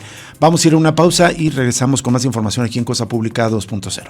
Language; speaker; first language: Spanish; native; Spanish